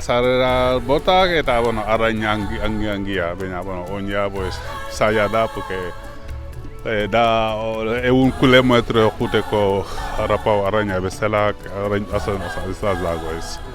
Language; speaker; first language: Basque; non-native, learner; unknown